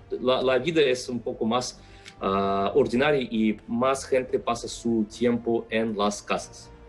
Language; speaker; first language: Spanish; non-native, fluent; Russian